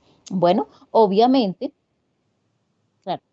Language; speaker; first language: Spanish; native; Spanish